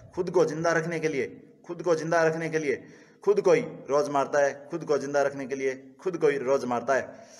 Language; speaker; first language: Hindi; native; Hindi